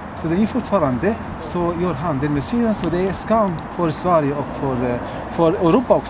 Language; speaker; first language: Swedish; non-native, fluent; Arabic